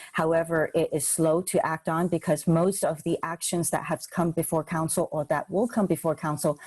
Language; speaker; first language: English; non-native, local second language; Cantonese